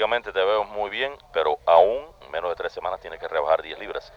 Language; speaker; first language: Spanish; native; Spanish